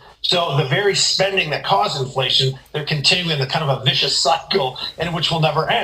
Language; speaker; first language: English; native; English